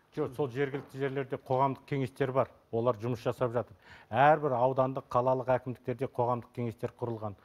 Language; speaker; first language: Kazakh; native; Kazakh